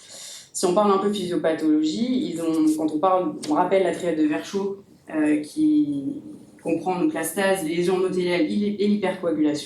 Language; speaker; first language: French; native; French